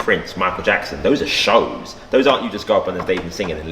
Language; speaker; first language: English; native; English